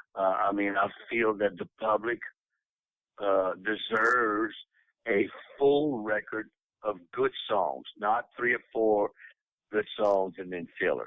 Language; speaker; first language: English; native; English